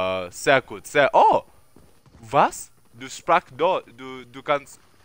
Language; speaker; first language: German; non-native, learner; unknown